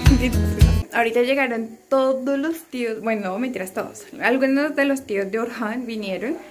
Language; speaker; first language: Spanish; native; Spanish